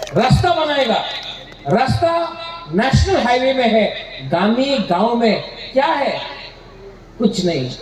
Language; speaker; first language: Hindi; non-native, local second language; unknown